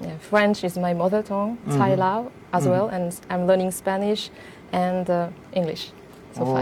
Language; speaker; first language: English; non-native, fluent; French